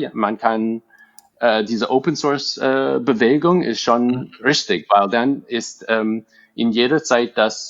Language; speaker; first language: German; non-native, fluent; English